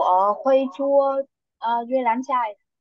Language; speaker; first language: Chinese; non-native, learner; Vietnamese